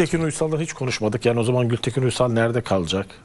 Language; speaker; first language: Turkish; native; Turkish